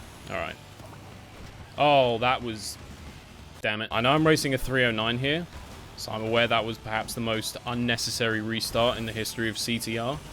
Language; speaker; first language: English; native; English